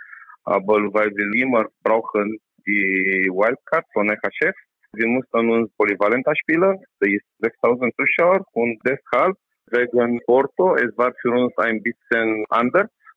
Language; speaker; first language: German; non-native, learner; Romanian